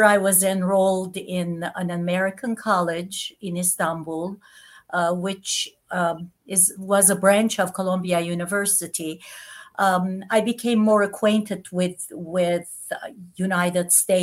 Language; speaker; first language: English; non-native, fluent; Turkish